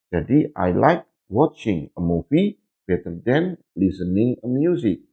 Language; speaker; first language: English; non-native, learner; Indonesian